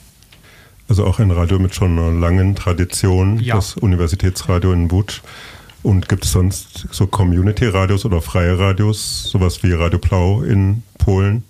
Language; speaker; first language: German; native; German